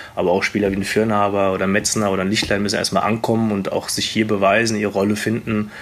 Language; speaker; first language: German; native; German